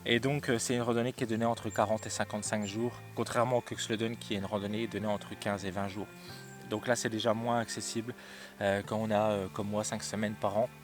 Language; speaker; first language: French; native; French